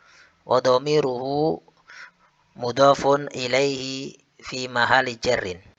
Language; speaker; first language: Arabic; non-native, fluent; Indonesian